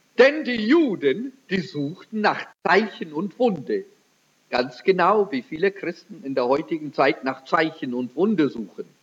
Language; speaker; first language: German; early bilingual, heritage; German